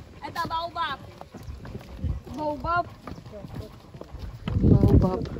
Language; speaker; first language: Russian; non-native, learner; Spanish